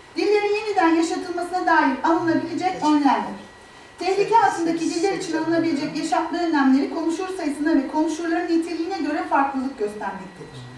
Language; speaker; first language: Turkish; native; Turkish